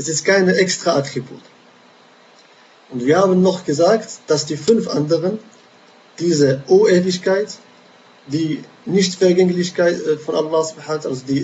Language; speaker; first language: German; non-native, fluent; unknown